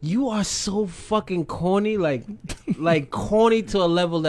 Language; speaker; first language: English; native; English